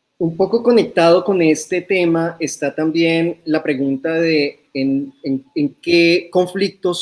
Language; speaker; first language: Spanish; native; Spanish